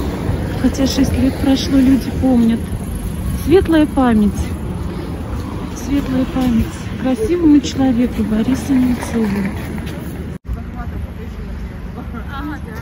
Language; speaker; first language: Russian; native; Russian